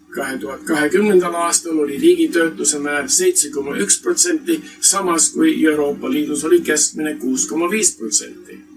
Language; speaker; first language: Estonian; early bilingual, heritage; Estonian